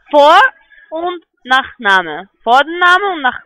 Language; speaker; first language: German; non-native, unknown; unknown